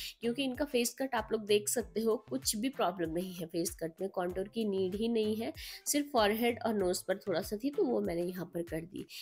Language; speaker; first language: Hindi; native; Hindi